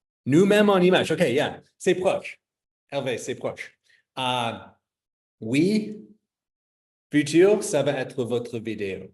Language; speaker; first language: French; non-native, fluent; English